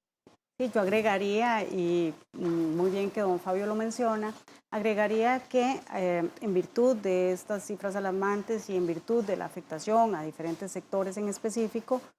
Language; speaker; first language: Spanish; native; Spanish